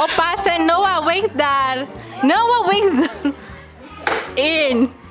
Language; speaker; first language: Dutch; non-native, fluent; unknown